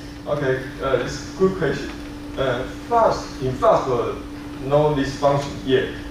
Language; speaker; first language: English; non-native, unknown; Chinese